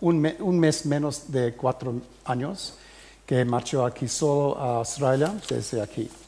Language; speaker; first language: Spanish; early bilingual, heritage; English